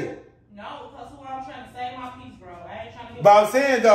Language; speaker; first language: English; native; English